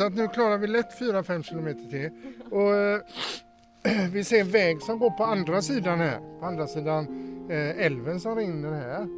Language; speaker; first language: Swedish; native; Swedish